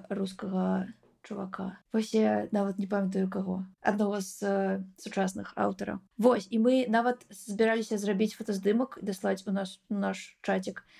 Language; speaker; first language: Belarusian; non-native, local second language; Russian